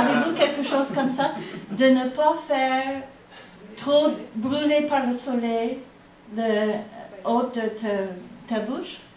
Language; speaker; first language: French; non-native, fluent; English